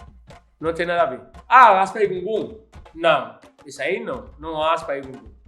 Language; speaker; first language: Portuguese; non-native, learner; Yoruba